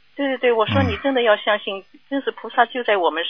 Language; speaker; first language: Chinese; native; Chinese